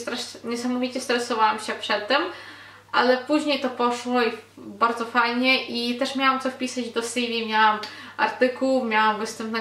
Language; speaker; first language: Polish; non-native, fluent; Ukrainian